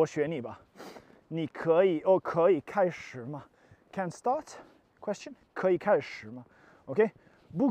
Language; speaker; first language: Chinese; non-native, learner; English